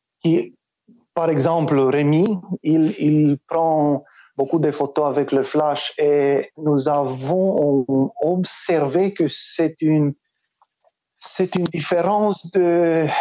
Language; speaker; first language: French; non-native, fluent; Romanian